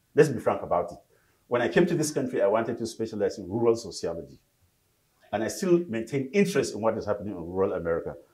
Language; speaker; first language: English; non-native, local second language; Hausa